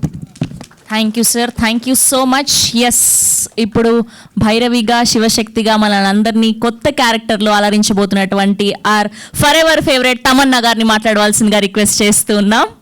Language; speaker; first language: Telugu; native; Telugu